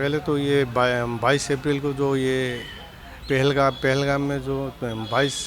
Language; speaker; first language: Hindi; non-native, local second language; Assamese